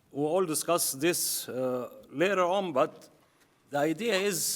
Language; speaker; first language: English; non-native, learner; Arabic